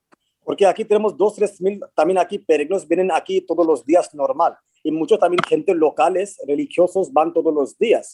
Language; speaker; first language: Spanish; non-native, fluent; Hindi